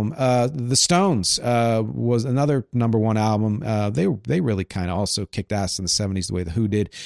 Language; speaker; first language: English; native; English